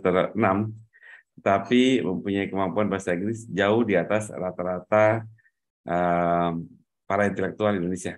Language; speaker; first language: Indonesian; native; Indonesian